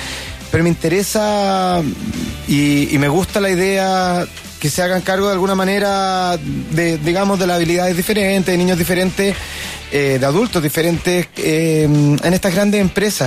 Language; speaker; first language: Spanish; native; Spanish